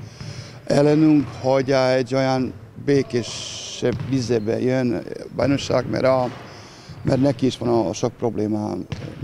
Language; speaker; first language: Hungarian; non-native, learner; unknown